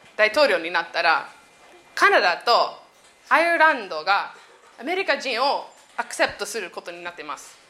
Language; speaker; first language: Japanese; non-native, fluent; English